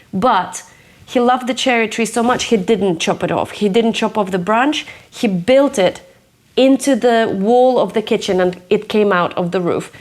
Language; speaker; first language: English; non-native, fluent; Ukrainian